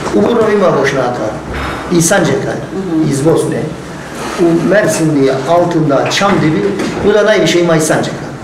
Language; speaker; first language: Bosnian; early bilingual, heritage; Bosnian